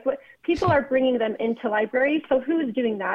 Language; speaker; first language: English; native; English